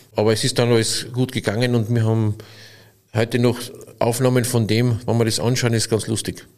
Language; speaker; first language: German; native; German